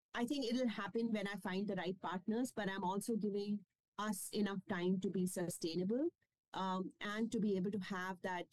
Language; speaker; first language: English; non-native, local second language; Kashmiri